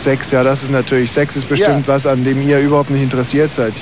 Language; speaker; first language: German; native; German